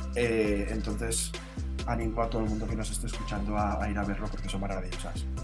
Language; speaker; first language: Spanish; non-native, local second language; Catalan